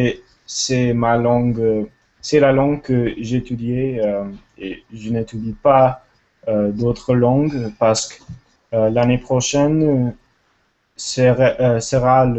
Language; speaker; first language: French; non-native, learner; English